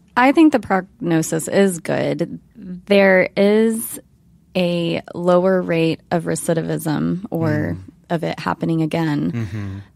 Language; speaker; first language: English; native; English